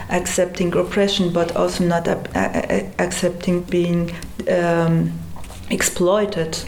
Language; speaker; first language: English; non-native, fluent; Persian